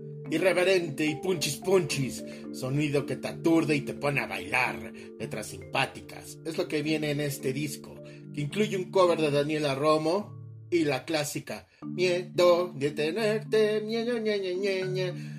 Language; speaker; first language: Spanish; native; Spanish